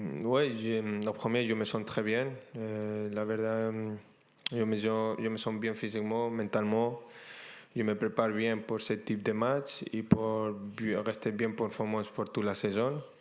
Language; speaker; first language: French; non-native, fluent; Spanish